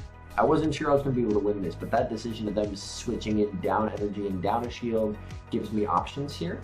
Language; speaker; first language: English; native; English